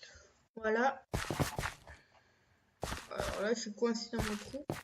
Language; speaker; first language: French; native; French